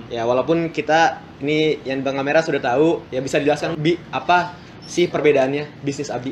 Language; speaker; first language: Indonesian; native; Indonesian